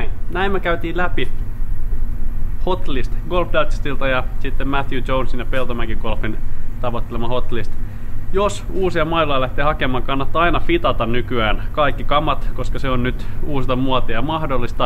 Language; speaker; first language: Finnish; native; Finnish